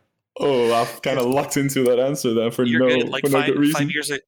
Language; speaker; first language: English; non-native, fluent; Dutch